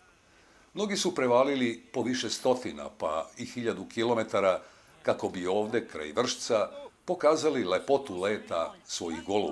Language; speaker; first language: Bosnian; native; Bosnian